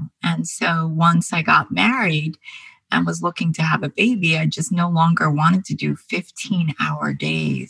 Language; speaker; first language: English; early bilingual, other home language; Korean